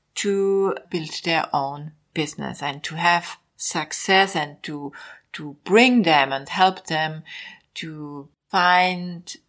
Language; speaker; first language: English; non-native, learner; German